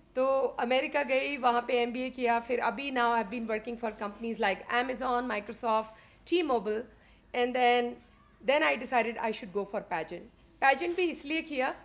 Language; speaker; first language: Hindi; native; Hindi